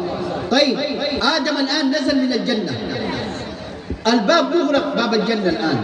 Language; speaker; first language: Arabic; native; Arabic